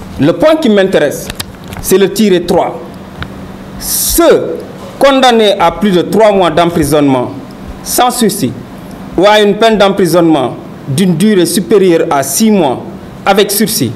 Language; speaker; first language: French; non-native, local second language; Wolof